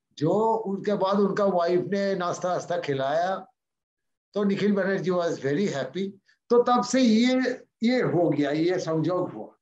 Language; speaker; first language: Hindi; non-native, local second language; Bangla